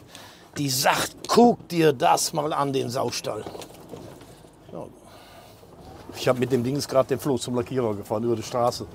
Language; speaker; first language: German; native; German